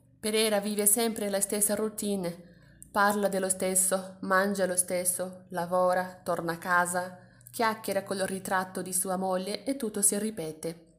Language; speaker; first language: Italian; non-native, fluent; Portuguese